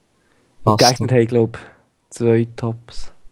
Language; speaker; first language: German; native; German